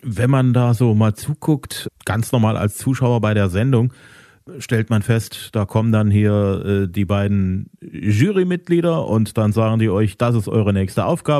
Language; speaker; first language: German; native; German